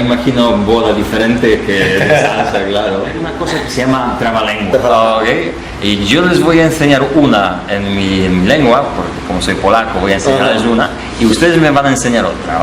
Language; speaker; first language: Spanish; non-native, fluent; Polish